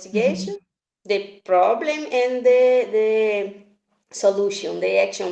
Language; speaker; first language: English; non-native, learner; Portuguese